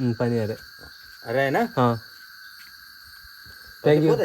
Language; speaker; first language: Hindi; non-native, local second language; Malayalam